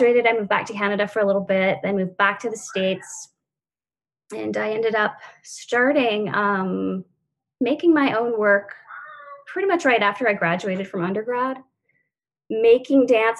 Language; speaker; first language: English; non-native, fluent; French